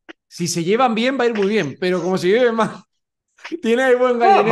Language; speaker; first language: Spanish; native; Spanish